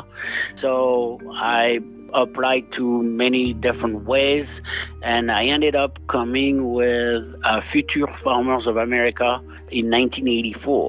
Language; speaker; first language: English; non-native, fluent; French